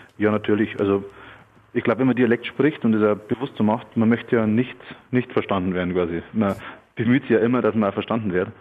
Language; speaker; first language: German; native; German